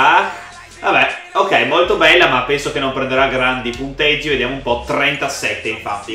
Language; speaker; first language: Italian; native; Italian